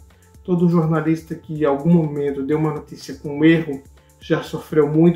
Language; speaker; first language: Portuguese; native; Portuguese